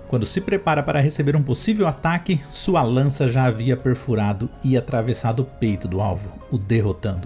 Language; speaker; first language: Portuguese; native; Portuguese